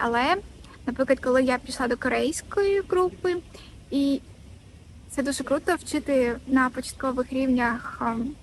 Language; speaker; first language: Ukrainian; non-native, local second language; Russian